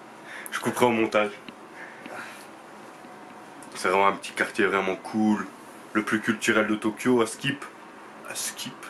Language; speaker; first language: French; native; French